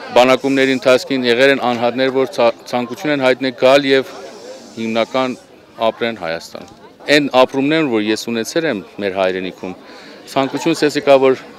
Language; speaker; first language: Armenian; early bilingual, heritage; Armenian